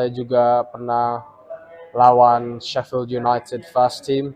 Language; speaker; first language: Indonesian; early bilingual, heritage; English